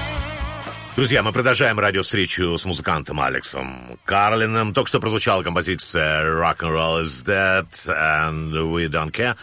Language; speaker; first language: Russian; native; Russian